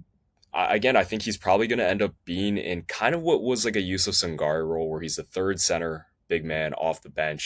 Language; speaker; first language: English; native; English